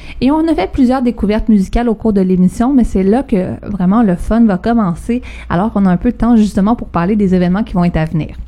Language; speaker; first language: French; native; French